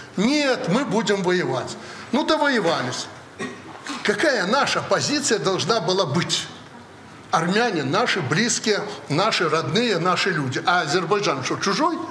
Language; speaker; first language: Russian; native; Russian